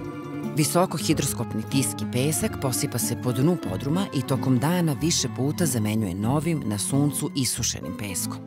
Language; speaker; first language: Serbian; native; Serbian